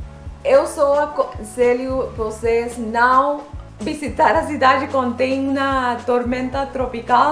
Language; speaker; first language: Portuguese; non-native, fluent; Spanish